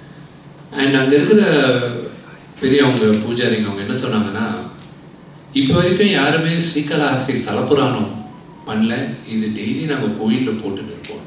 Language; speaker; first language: Tamil; non-native, local second language; Telugu